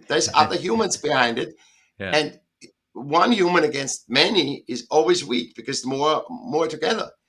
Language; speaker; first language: English; non-native, fluent; German